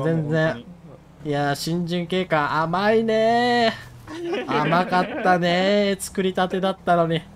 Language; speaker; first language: Japanese; native; Japanese